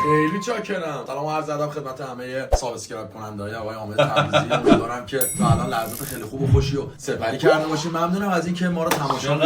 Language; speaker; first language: Persian; native; Persian